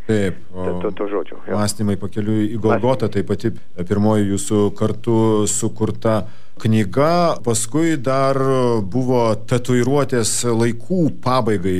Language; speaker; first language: Lithuanian; native; Lithuanian